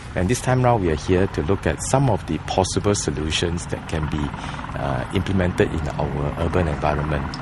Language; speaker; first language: English; non-native, local second language; Chinese